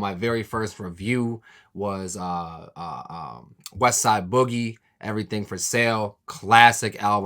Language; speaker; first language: English; native; English